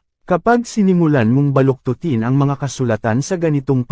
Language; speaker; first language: Filipino; native; Filipino